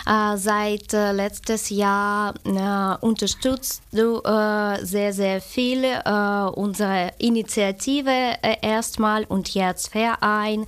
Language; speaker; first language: German; non-native, fluent; Ukrainian